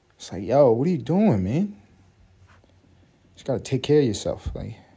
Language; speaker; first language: English; native; English